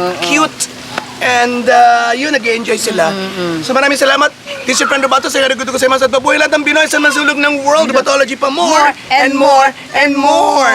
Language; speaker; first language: Filipino; native; Filipino